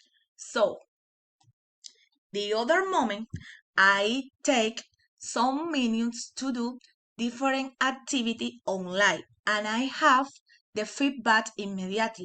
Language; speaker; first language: English; non-native, learner; Spanish